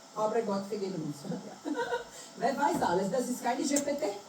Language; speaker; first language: German; non-native, learner; Portuguese